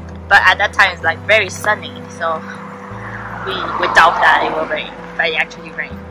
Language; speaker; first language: English; non-native, learner; Chinese